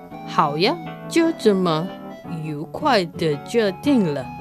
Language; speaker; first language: Chinese; non-native, learner; English